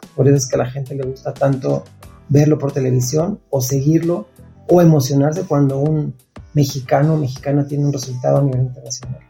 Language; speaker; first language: Spanish; native; Spanish